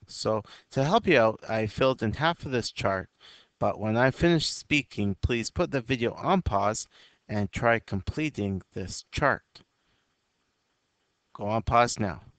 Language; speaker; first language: English; native; English